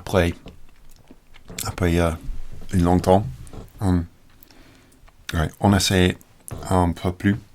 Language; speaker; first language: French; non-native, learner; English